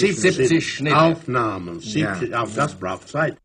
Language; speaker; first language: German; non-native, learner; English